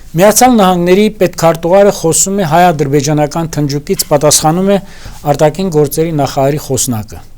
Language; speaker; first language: Armenian; native; Armenian